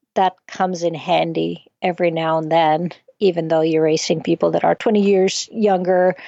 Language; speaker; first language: English; non-native, fluent; Czech